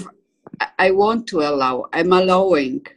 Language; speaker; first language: English; non-native, fluent; Polish